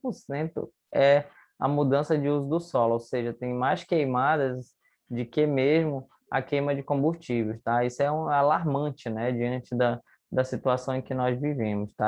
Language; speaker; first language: Portuguese; native; Portuguese